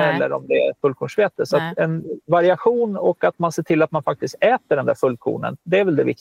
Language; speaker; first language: Swedish; native; Swedish